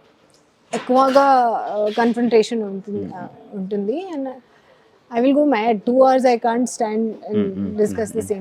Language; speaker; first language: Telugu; non-native, learner; Hindi